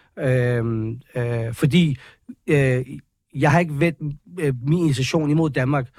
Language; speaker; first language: Danish; early bilingual, other home language; Persian